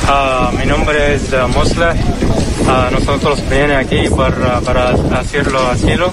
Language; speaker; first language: Spanish; non-native, learner; Arabic